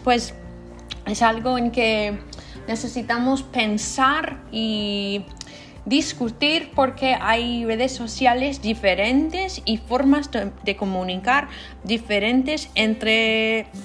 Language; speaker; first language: Spanish; non-native, learner; English